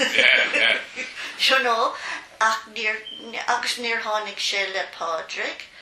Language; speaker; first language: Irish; non-native, local second language; English